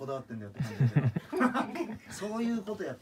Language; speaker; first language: Japanese; native; Japanese